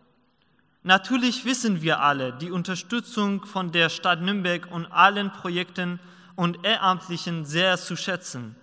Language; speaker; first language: German; non-native, learner; Persian